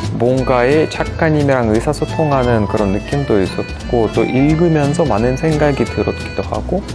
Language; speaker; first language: Korean; non-native, fluent; Russian